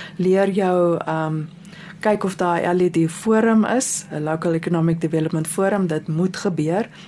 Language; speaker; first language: Afrikaans; native; Afrikaans